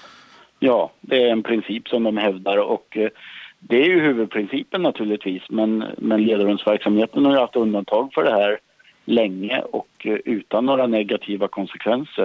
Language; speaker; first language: Swedish; native; Swedish